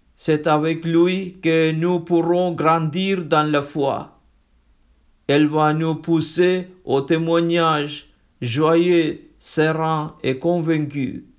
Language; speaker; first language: French; non-native, fluent; Malayalam